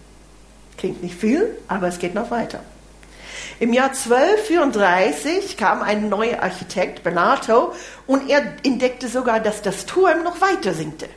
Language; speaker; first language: German; non-native, fluent; English